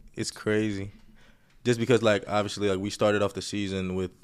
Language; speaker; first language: English; early bilingual, other home language; Greek